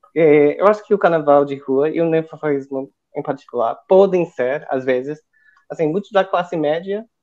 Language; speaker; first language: Portuguese; non-native, fluent; English